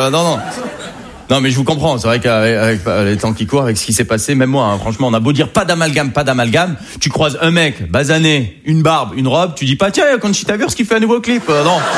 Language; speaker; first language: French; native; French